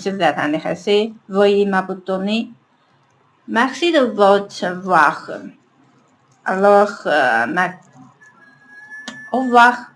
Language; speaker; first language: French; non-native, learner; Chinese